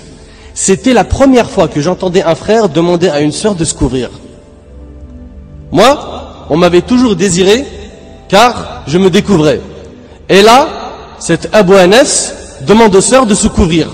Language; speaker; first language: French; native; French